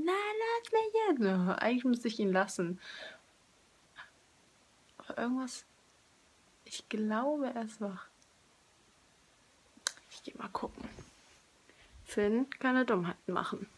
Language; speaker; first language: German; native; German